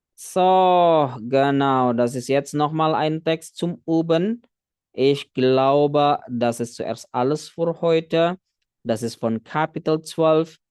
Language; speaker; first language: German; non-native, fluent; Indonesian